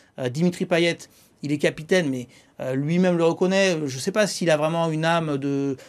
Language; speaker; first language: French; native; French